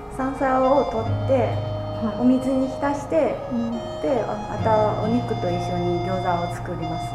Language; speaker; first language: Japanese; non-native, fluent; Chinese